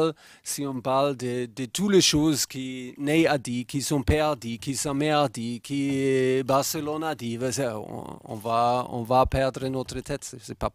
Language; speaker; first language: French; non-native, fluent; German